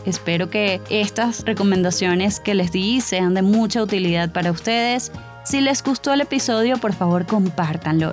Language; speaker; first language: Spanish; native; Spanish